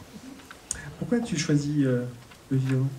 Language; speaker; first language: French; native; French